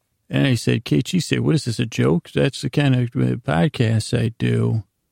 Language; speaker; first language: English; native; English